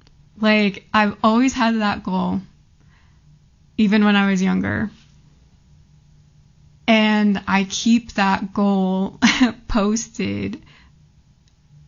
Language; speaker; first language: English; native; English